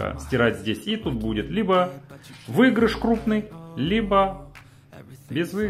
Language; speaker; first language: Russian; native; Russian